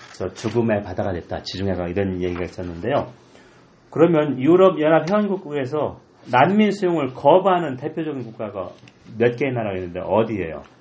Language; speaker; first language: Korean; native; Korean